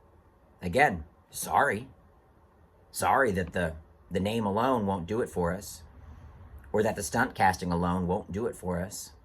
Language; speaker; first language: English; native; English